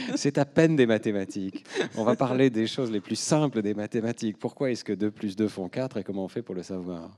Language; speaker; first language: French; native; French